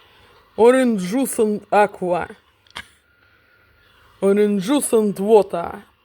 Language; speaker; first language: English; non-native, learner; Russian